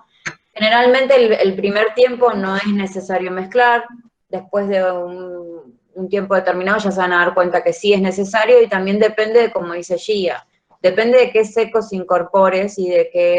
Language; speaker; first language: Spanish; native; Spanish